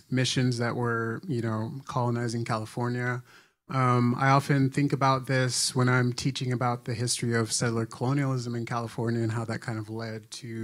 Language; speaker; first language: English; native; English